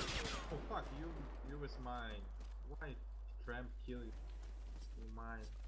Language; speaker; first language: English; non-native, learner; Russian